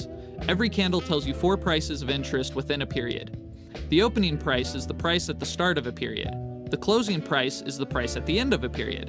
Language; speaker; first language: English; native; English